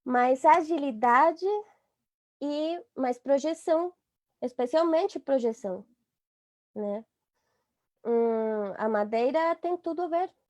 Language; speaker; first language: Portuguese; non-native, fluent; Spanish